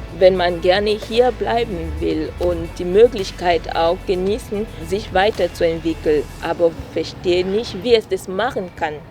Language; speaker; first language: German; non-native, fluent; French